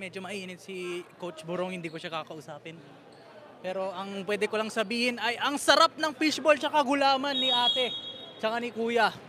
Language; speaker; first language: Filipino; native; Filipino